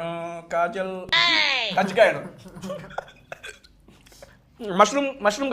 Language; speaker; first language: Telugu; native; Telugu